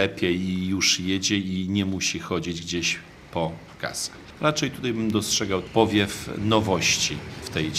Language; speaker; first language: Polish; native; Polish